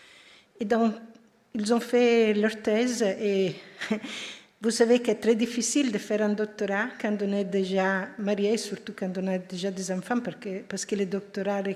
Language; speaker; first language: French; non-native, fluent; Italian